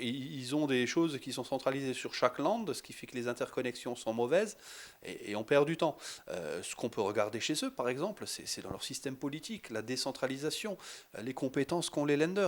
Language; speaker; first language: French; native; French